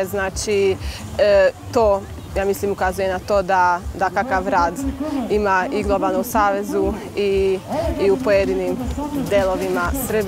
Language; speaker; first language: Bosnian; non-native, local second language; Hungarian